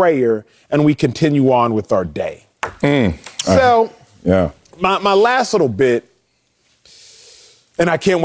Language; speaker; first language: English; native; English